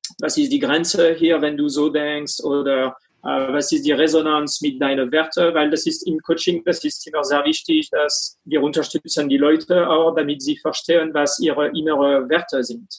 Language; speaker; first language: German; non-native, fluent; French